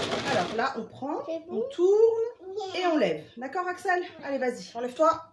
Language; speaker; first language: French; native; French